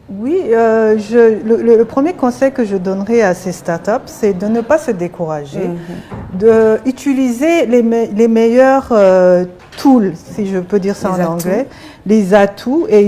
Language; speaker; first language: French; non-native, local second language; Kinyarwanda